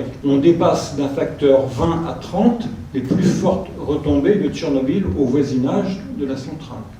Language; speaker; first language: French; native; French